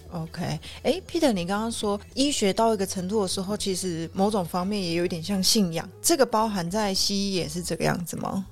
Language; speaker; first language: Chinese; native; Chinese